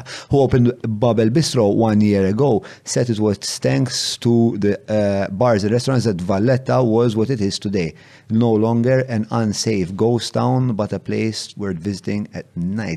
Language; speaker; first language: English; non-native, local second language; Maltese